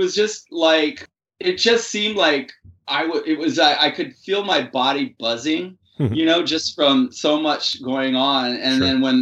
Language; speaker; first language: English; native; English